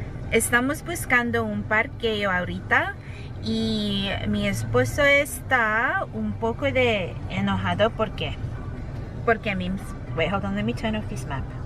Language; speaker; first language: Spanish; non-native, learner; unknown